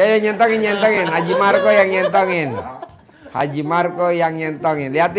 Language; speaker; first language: Indonesian; native; Indonesian